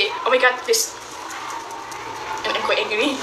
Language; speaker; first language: English; non-native, learner; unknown